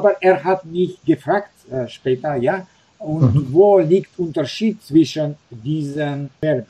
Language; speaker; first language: German; non-native, fluent; Russian